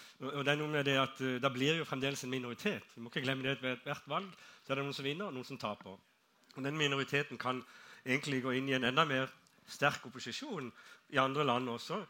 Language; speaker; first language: Norwegian; native; Norwegian